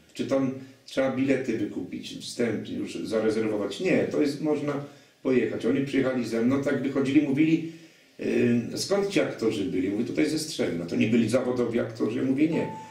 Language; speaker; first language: Polish; non-native, local second language; Kashubian